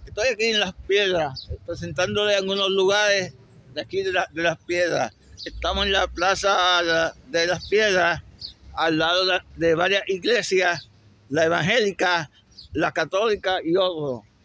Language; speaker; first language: Spanish; native; Spanish